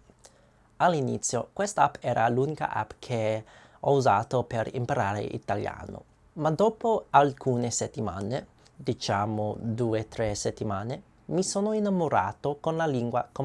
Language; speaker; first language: Italian; non-native, learner; English